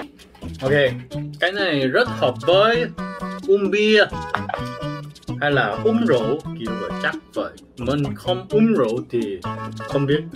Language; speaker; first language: Vietnamese; non-native, learner; Korean